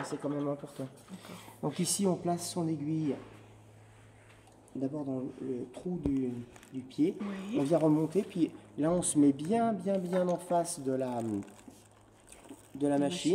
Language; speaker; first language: French; native; French